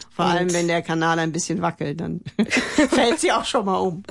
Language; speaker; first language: German; native; German